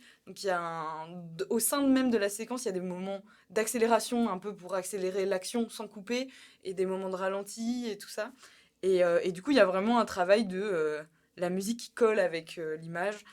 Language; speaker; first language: French; native; French